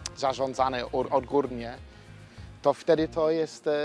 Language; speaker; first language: Polish; non-native, fluent; English